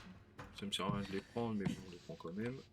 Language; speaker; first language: French; native; French